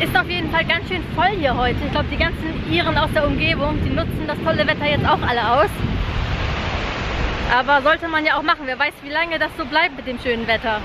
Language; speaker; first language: German; native; German